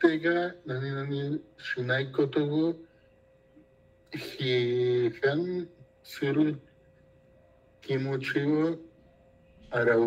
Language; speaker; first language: Japanese; non-native, learner; Spanish